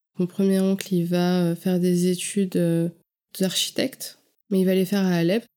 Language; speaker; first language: French; native; French